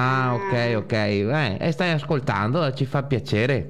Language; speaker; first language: Italian; native; Italian